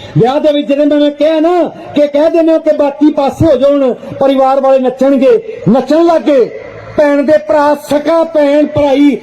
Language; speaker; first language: Punjabi; non-native, local second language; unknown